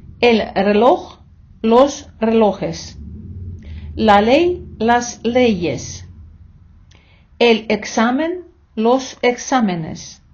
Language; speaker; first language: Spanish; non-native, fluent; Ukrainian